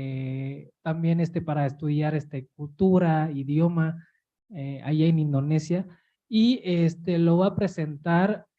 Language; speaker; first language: Spanish; early bilingual, heritage; Spanish